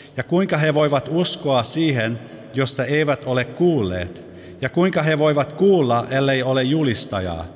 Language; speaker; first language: Finnish; early bilingual, heritage; Finnish